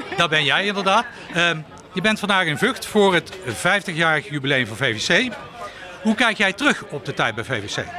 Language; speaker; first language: Dutch; native; Dutch